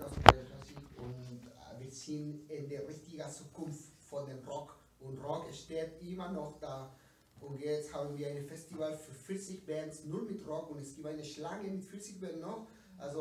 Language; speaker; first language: German; non-native, learner; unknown